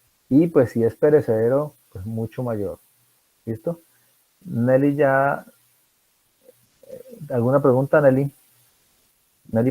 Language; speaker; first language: Spanish; native; Spanish